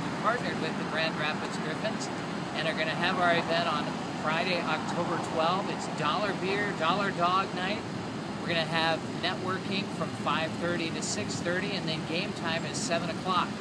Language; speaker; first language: English; native; English